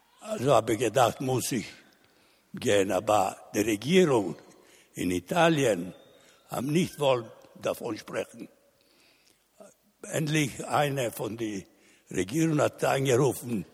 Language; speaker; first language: German; non-native, learner; Italian